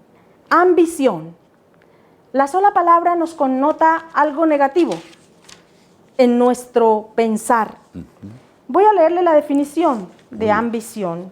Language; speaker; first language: Spanish; native; Spanish